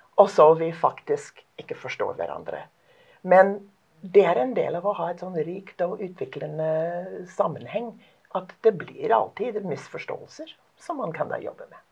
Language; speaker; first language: Norwegian; non-native, fluent; English